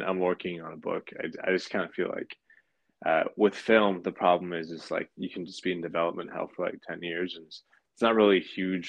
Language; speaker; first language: English; native; English